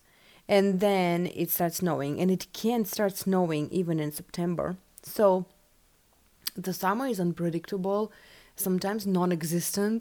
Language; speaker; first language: English; non-native, fluent; Russian